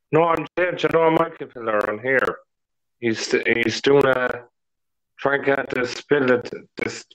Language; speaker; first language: English; native; English